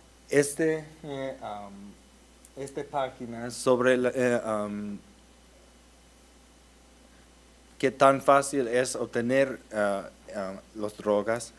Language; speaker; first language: Spanish; early bilingual, heritage; Spanish